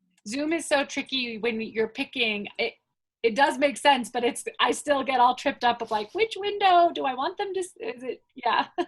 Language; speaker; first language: English; native; English